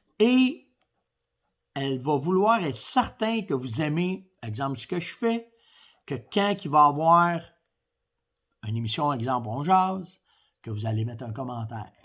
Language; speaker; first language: French; native; French